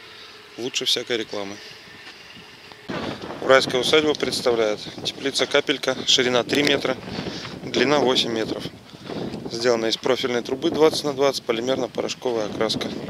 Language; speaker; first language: Russian; native; Russian